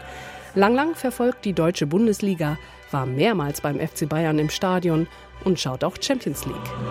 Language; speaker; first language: German; native; German